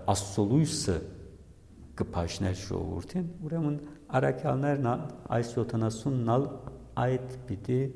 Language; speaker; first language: Armenian; early bilingual, heritage; Armenian